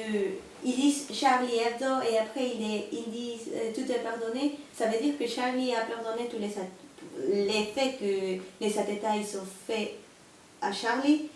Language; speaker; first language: French; non-native, learner; Spanish